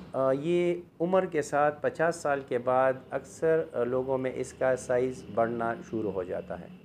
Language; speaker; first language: Urdu; non-native, local second language; Pashto